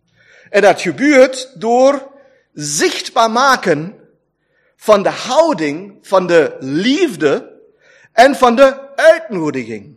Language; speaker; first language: Dutch; non-native, fluent; German